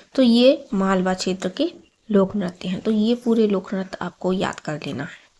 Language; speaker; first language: Hindi; native; Hindi